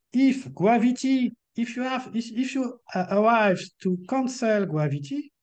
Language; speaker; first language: English; non-native, fluent; French